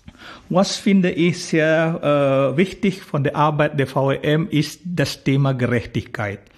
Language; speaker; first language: German; non-native, fluent; Indonesian